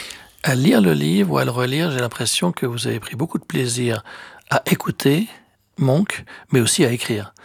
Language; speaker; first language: French; native; French